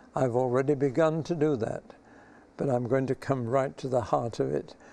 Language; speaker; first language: English; native; English